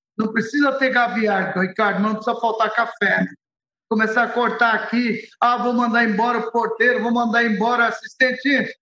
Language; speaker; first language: Portuguese; early bilingual, other home language; Arabic